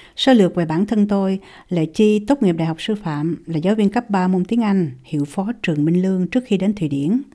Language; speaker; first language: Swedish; non-native, fluent; Vietnamese